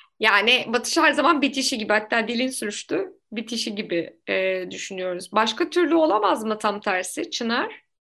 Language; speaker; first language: Turkish; native; Turkish